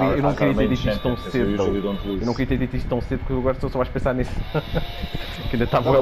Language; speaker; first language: Portuguese; native; Portuguese